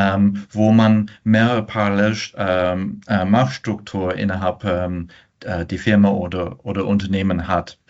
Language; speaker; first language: German; non-native, fluent; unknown